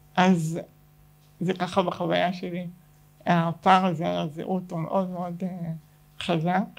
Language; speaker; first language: Hebrew; native; Hebrew